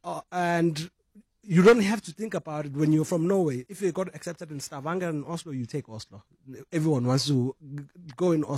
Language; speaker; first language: English; non-native, local second language; Zulu